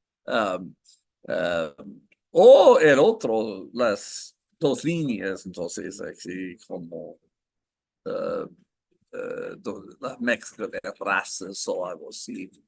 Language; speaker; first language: Spanish; non-native, fluent; English